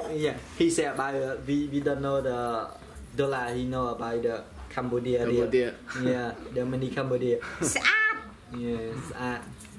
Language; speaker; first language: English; non-native, learner; Khmer